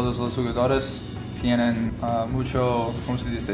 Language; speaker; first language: Spanish; non-native, learner; English